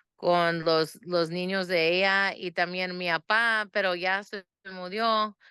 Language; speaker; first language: Spanish; early bilingual, heritage; Spanish